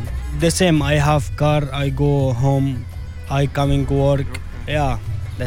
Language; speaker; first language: English; non-native, learner; Arabic